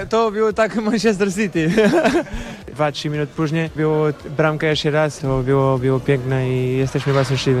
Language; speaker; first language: Polish; non-native, learner; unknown